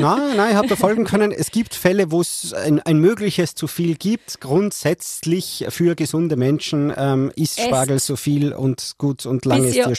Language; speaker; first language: German; native; German